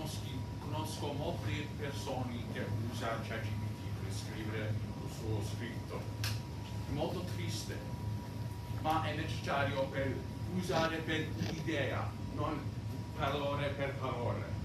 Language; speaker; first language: Italian; non-native, learner; English